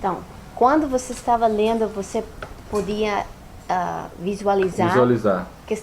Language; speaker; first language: Portuguese; non-native, fluent; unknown